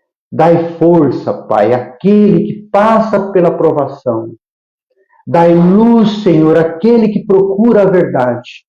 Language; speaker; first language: Portuguese; native; Portuguese